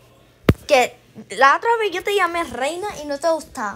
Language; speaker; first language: Spanish; early bilingual, heritage; Spanish